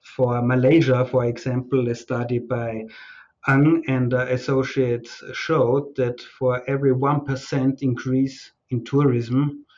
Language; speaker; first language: English; non-native, fluent; German